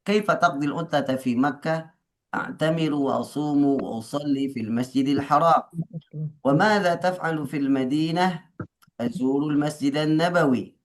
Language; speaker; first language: Arabic; non-native, fluent; Indonesian